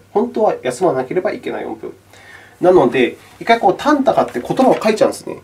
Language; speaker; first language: Japanese; native; Japanese